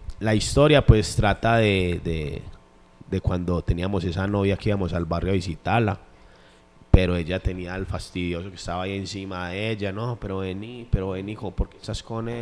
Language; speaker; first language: Spanish; native; Spanish